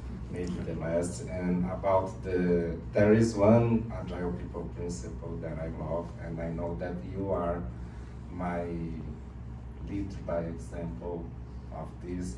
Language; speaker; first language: English; non-native, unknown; Portuguese